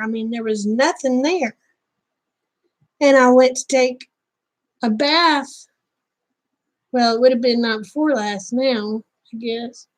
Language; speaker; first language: English; native; English